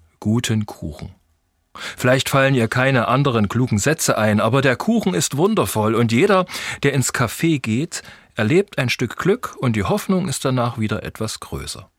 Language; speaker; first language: German; native; German